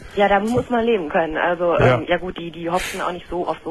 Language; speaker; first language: German; native; German